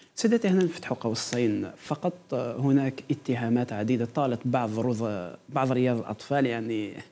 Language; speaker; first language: Arabic; non-native, local second language; Kabyle